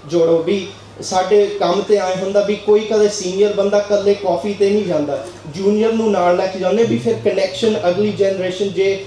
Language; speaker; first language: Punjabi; early bilingual, heritage; Punjabi